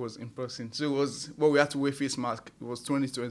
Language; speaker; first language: English; non-native, local second language; Yoruba